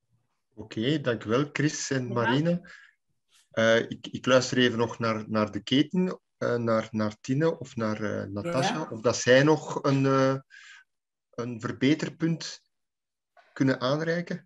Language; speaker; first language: Dutch; native; Dutch